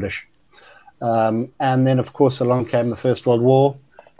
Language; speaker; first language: English; native; English